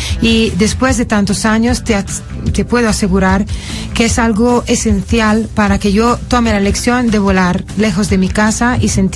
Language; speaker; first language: Spanish; non-native, fluent; Italian